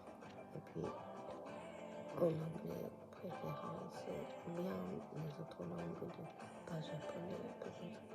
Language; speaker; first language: French; non-native, learner; Japanese